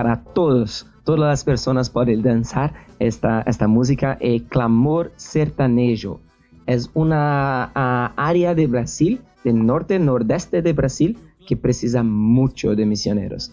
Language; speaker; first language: Spanish; non-native, learner; Portuguese